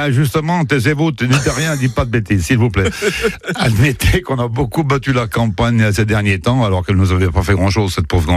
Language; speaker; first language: French; native; French